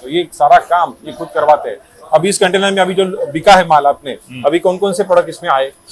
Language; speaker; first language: Hindi; non-native, local second language; Marathi